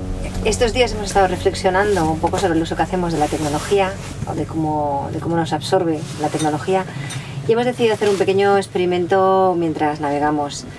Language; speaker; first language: Spanish; native; Spanish